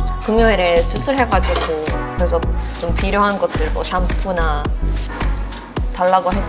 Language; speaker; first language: Korean; non-native, fluent; Swedish